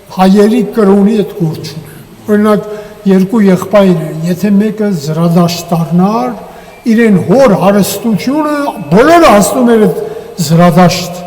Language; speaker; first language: Armenian; native; Armenian